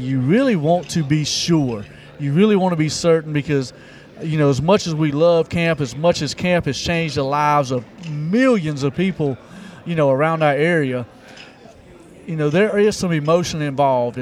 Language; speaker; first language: English; native; English